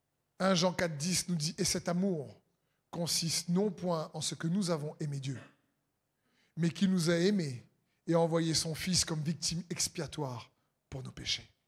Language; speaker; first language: French; native; French